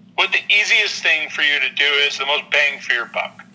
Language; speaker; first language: English; native; English